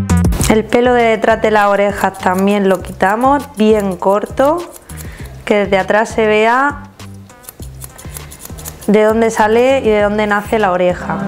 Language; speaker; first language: Spanish; native; Spanish